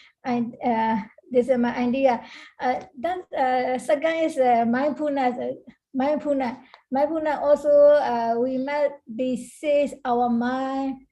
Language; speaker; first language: English; non-native, learner; Burmese